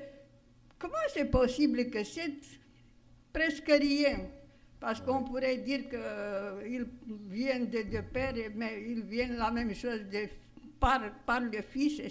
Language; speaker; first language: French; non-native, fluent; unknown